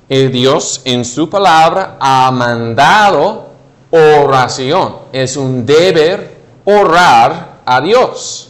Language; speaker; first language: Spanish; non-native, fluent; English